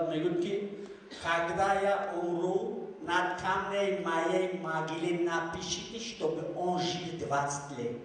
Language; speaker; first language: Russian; non-native, local second language; Tajik